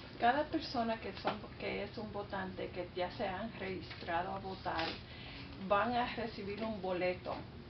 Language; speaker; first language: Spanish; early bilingual, heritage; Spanish